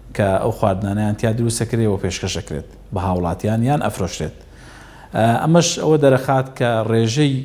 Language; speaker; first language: Central Kurdish; native; Central Kurdish